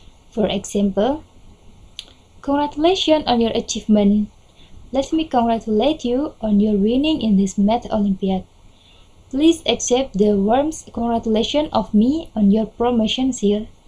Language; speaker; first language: English; non-native, learner; Indonesian